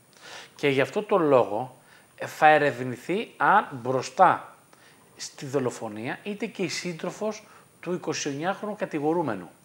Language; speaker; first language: Greek; native; Greek